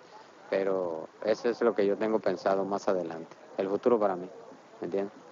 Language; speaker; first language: Spanish; native; Spanish